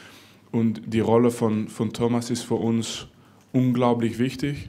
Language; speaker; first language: German; non-native, fluent; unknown